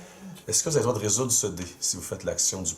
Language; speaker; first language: French; native; French